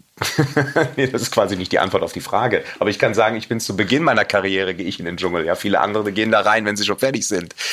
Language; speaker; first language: German; native; German